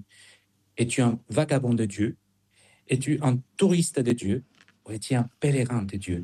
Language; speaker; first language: French; non-native, fluent; Spanish